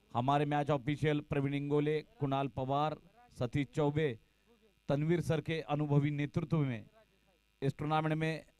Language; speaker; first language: Hindi; non-native, local second language; Marathi